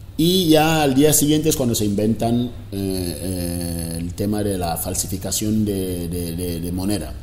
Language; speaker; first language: Spanish; non-native, local second language; Fang